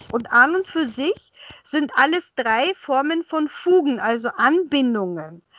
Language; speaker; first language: German; early bilingual, other home language; Bulgarian